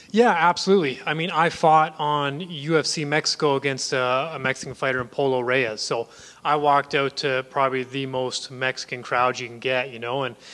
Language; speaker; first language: English; native; English